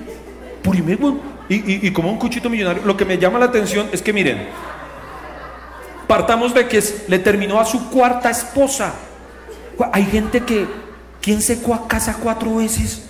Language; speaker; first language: Spanish; native; Spanish